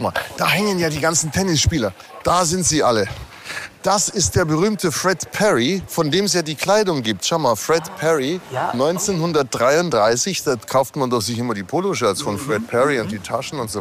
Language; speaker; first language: German; native; German